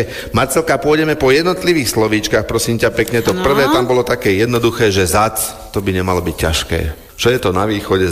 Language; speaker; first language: Slovak; native; Slovak